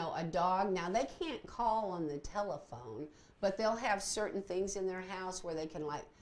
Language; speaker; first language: English; native; English